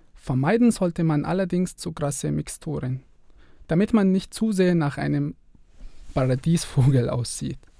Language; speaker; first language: German; non-native, fluent; Arabic